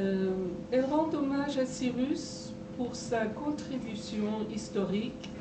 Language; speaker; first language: French; non-native, fluent; Persian